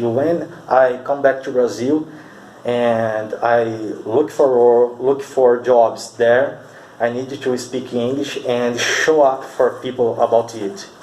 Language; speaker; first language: English; non-native, learner; Portuguese